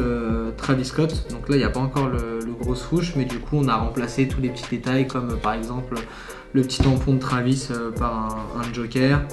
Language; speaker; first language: French; native; French